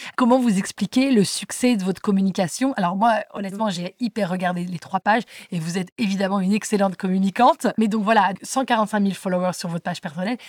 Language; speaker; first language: French; native; French